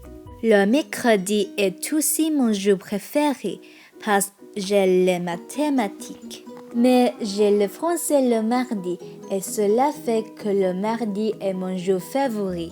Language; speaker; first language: French; non-native, learner; Vietnamese